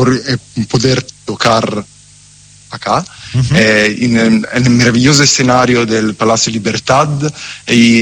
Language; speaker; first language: Spanish; non-native, fluent; Italian